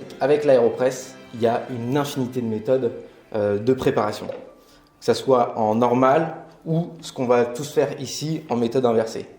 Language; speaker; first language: French; native; French